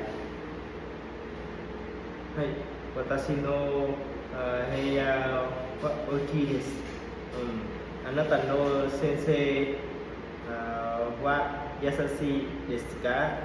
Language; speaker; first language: Japanese; non-native, learner; Vietnamese